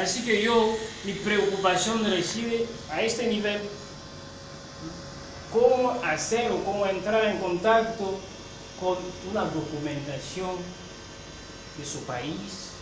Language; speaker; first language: Spanish; non-native, fluent; French